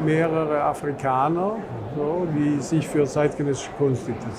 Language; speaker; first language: German; non-native, fluent; Swedish